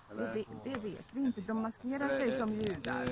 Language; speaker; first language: Swedish; non-native, fluent; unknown